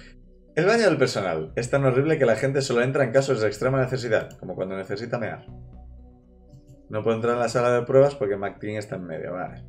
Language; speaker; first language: Spanish; native; Spanish